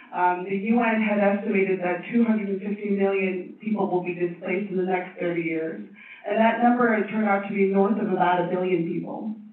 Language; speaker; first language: English; non-native, fluent; Chinese